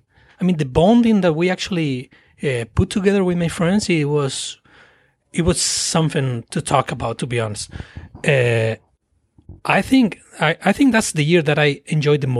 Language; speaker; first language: English; non-native, fluent; Spanish